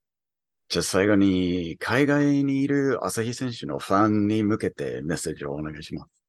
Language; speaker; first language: Japanese; early bilingual, heritage; English